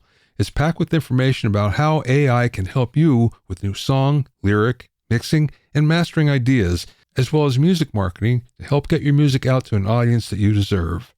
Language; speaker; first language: English; native; English